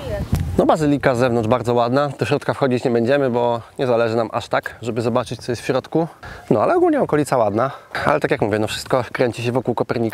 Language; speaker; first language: Polish; native; Polish